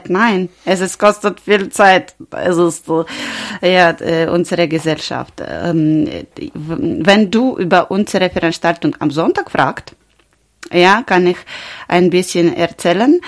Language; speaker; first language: German; non-native, learner; Ukrainian